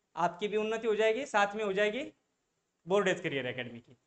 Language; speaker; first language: Hindi; non-native, local second language; Marathi